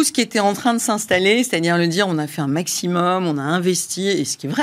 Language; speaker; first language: French; native; French